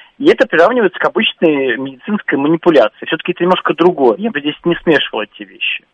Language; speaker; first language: Russian; native; Russian